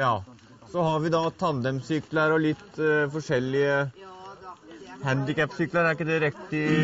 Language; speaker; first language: Norwegian; native; Norwegian